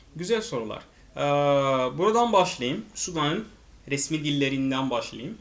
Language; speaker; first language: Turkish; non-native, fluent; Arabic